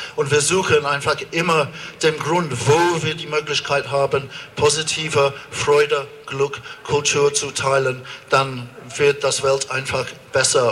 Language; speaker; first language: German; non-native, fluent; English